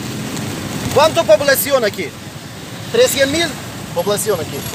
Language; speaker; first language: Spanish; non-native, learner; Russian